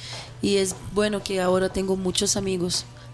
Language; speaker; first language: Spanish; non-native, fluent; Portuguese